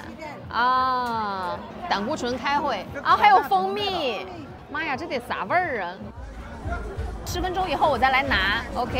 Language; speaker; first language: Chinese; native; Chinese